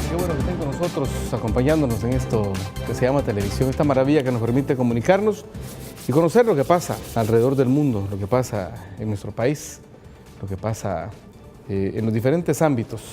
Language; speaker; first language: Spanish; native; Spanish